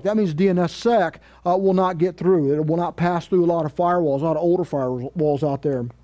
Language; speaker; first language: English; native; English